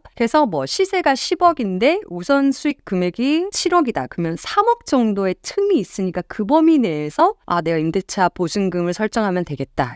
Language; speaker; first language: Korean; native; Korean